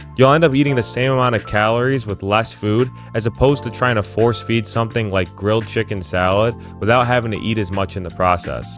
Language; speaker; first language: English; native; English